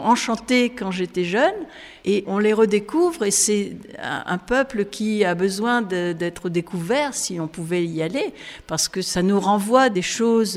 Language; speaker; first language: French; native; French